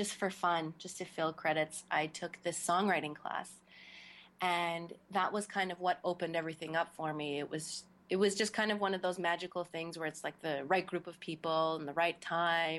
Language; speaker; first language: English; native; English